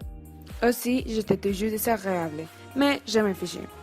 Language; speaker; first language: French; non-native, learner; Spanish